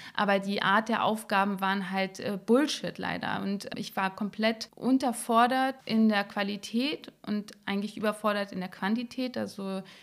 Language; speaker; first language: German; native; German